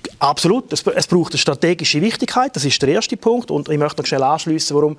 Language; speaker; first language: German; native; German